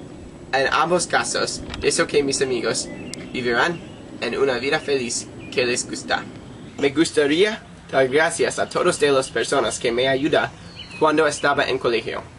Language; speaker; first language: Spanish; non-native, learner; English